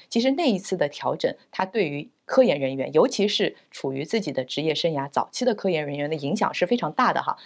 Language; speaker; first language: Chinese; native; Chinese